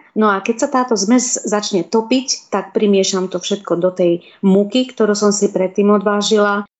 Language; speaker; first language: Slovak; native; Slovak